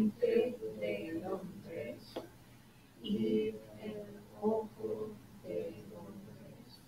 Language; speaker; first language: Spanish; non-native, learner; English